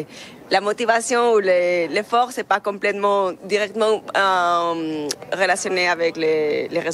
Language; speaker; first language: French; non-native, fluent; Spanish